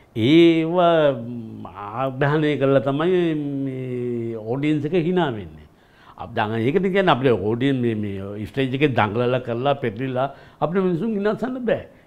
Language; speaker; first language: Sinhala; native; Sinhala